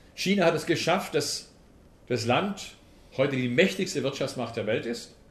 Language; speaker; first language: German; native; German